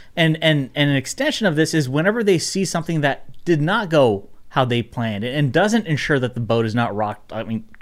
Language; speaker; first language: English; native; English